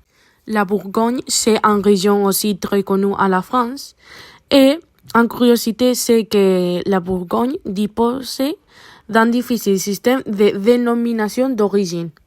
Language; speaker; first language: French; non-native, learner; Spanish